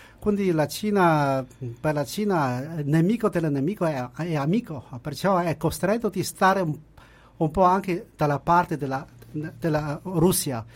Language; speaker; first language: Italian; non-native, fluent; Chinese